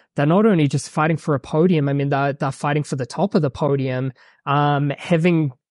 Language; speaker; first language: English; native; English